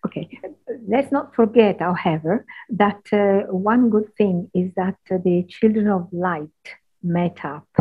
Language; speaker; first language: English; non-native, fluent; Italian